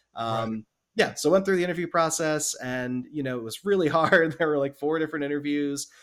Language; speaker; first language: English; native; English